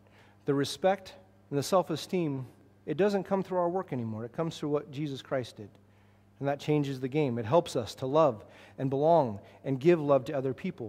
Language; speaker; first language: English; native; English